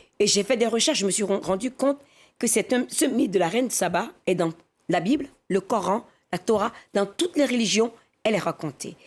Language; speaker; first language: French; non-native, local second language; Fon